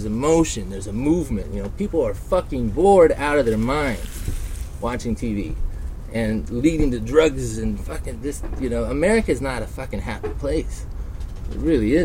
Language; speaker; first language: English; native; English